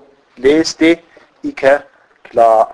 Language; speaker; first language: Danish; non-native, fluent; Arabic